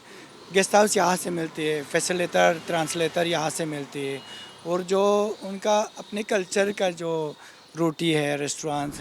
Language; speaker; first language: Hindi; non-native, fluent; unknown